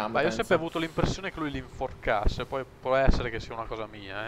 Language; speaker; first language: Italian; native; Italian